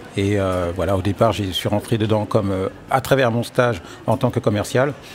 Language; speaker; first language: French; early bilingual, other home language; Wolof